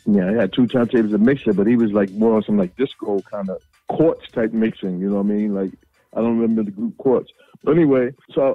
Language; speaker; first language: English; native; English